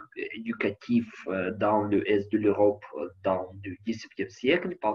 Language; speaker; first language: French; non-native, learner; Ukrainian